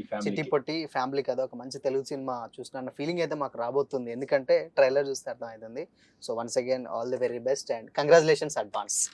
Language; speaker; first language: Telugu; non-native, learner; Kannada